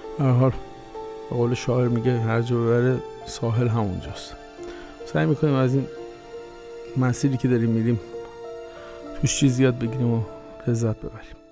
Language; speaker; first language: Persian; native; Persian